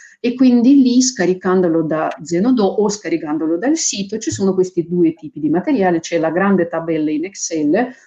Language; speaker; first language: Italian; non-native, fluent; Russian